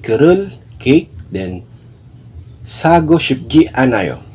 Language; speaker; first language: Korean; non-native, fluent; Filipino